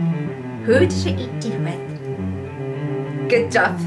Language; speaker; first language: English; non-native, fluent; Japanese